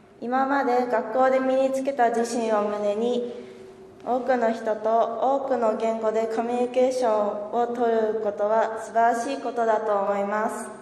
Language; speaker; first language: Japanese; early bilingual, other home language; Chinese